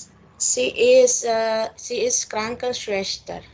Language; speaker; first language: German; non-native, learner; Indonesian